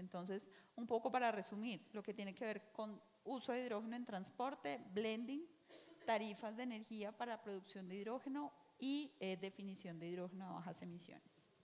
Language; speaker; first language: Spanish; native; Spanish